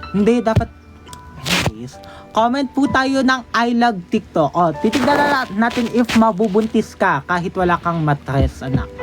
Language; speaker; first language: Filipino; native; Filipino